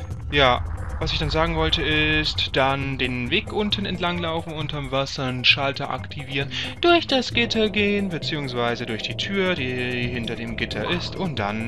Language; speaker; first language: German; native; German